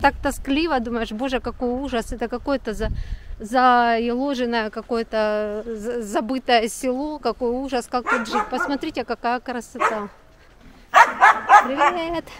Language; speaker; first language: Russian; native; Russian